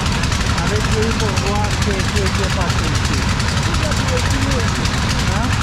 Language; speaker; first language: French; non-native, learner; Persian